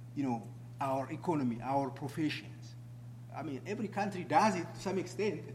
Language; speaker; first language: English; non-native, fluent; Amharic